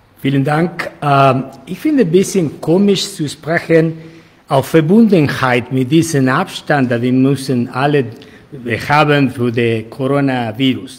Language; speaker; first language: German; non-native, learner; Spanish